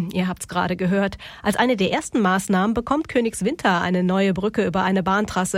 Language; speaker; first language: German; native; German